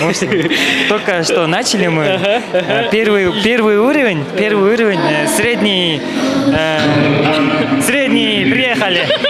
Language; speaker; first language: Russian; non-native, learner; Kyrgyz